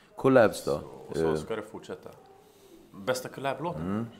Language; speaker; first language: Swedish; native; Swedish